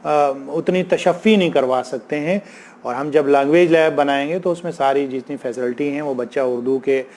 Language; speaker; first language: Urdu; native; Urdu